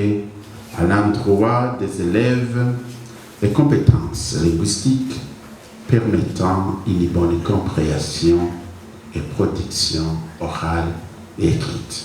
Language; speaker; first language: French; non-native, local second language; Rundi